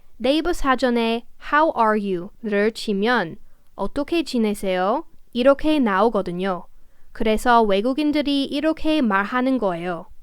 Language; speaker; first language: Korean; non-native, fluent; English